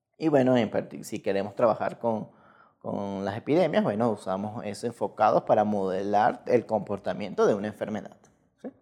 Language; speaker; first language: Spanish; native; Spanish